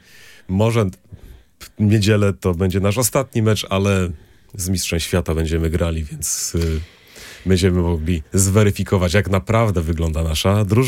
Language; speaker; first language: Polish; native; Polish